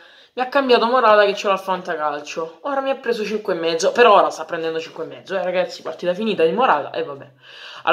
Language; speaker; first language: Italian; native; Italian